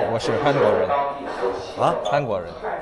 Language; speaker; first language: Chinese; non-native, learner; Korean